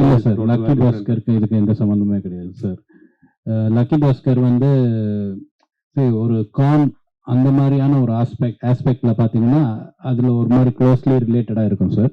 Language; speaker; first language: Tamil; native; Tamil